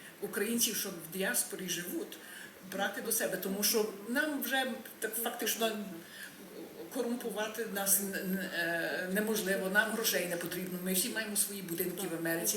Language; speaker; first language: Ukrainian; early bilingual, heritage; Ukrainian